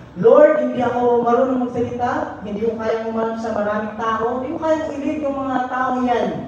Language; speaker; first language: Filipino; non-native, local second language; Cebuano